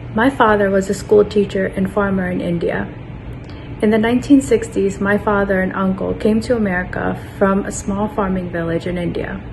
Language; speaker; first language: English; native; English